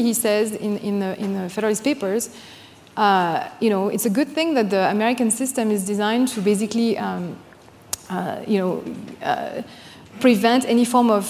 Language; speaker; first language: English; non-native, fluent; French